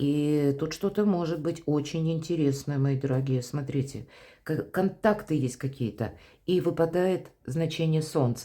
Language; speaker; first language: Russian; native; Russian